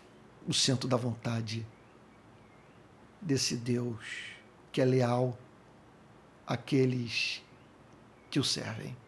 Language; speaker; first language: Portuguese; native; Portuguese